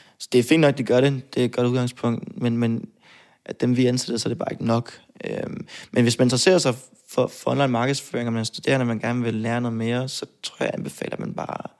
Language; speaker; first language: Danish; native; Danish